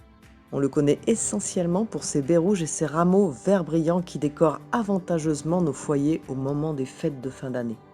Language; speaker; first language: French; native; French